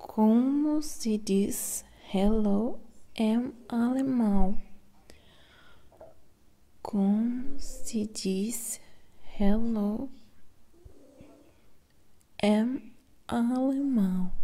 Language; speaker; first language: Portuguese; non-native, learner; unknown